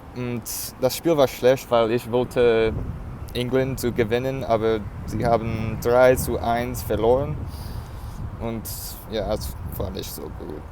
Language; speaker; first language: German; non-native, learner; English